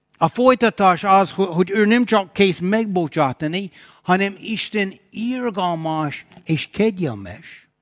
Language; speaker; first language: Hungarian; non-native, fluent; English